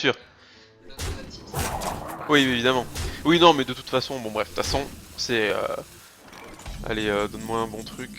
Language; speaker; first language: French; native; French